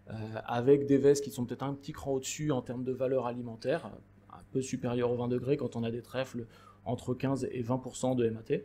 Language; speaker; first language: French; native; French